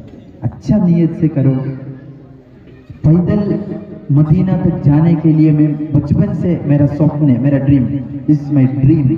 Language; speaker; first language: Hindi; non-native, local second language; Malayalam